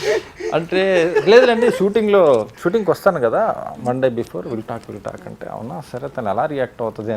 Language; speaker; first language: Telugu; native; Telugu